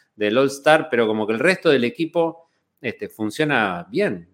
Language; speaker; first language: Spanish; native; Spanish